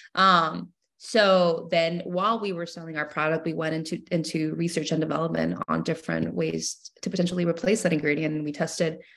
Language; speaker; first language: English; non-native, fluent; Spanish